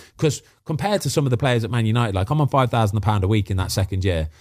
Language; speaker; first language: English; native; English